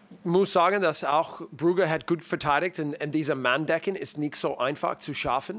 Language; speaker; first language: German; non-native, learner; English